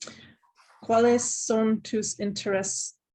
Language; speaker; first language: Spanish; non-native, learner; English